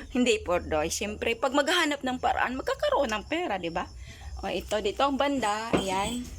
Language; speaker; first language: Filipino; non-native, local second language; Cebuano